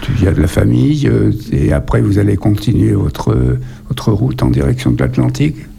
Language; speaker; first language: French; native; French